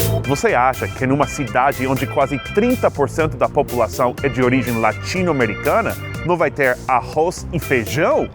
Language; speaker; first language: Portuguese; non-native, fluent; English